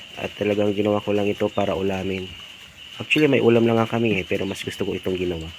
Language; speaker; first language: Filipino; non-native, local second language; Iloko